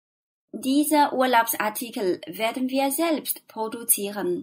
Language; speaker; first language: German; non-native, fluent; Chinese